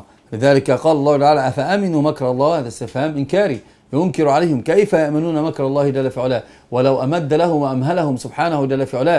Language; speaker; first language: Arabic; native; Arabic